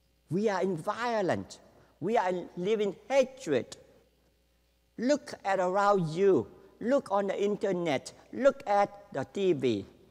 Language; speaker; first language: English; non-native, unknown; Vietnamese